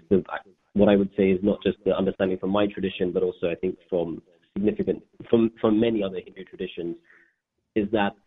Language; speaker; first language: English; native; English